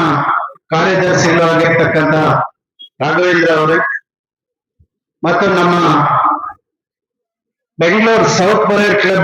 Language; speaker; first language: Kannada; native; Kannada